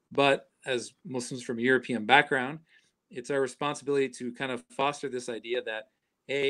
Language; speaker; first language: English; native; English